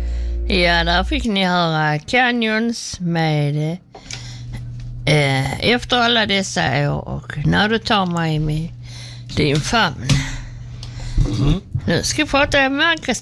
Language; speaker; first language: Swedish; native; Swedish